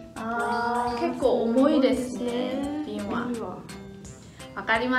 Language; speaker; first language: Japanese; non-native, learner; Vietnamese